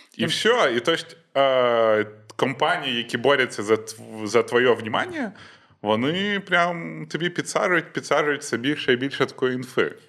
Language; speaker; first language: Ukrainian; native; Ukrainian